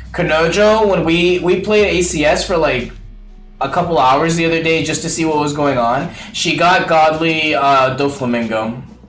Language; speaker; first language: English; early bilingual, other home language; Spanish